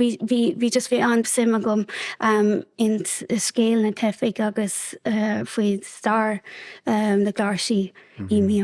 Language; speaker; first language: Irish; non-native, local second language; English